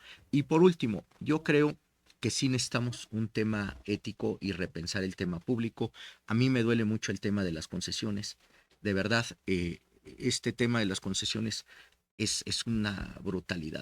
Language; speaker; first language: Spanish; native; Spanish